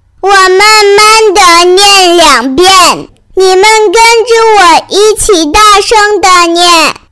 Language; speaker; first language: Chinese; early bilingual, heritage; Chinese